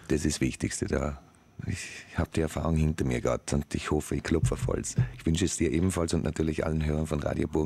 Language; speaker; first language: German; native; German